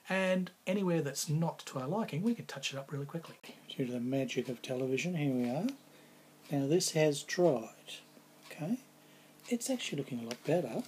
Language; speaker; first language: English; native; English